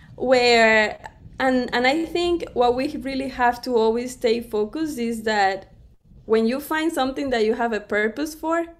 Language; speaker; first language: English; non-native, fluent; Spanish